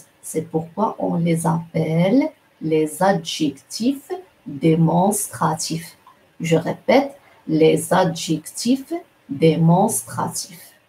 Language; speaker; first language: French; non-native, local second language; Arabic